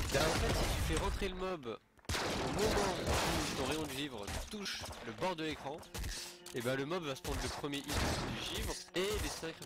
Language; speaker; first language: French; native; French